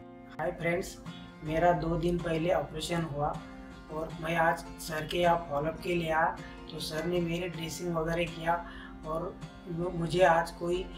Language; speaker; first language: Hindi; non-native, local second language; Marathi